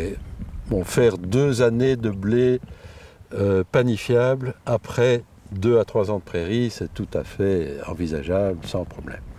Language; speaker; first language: French; native; French